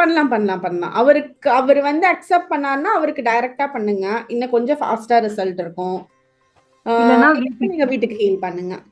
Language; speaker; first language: Tamil; native; Tamil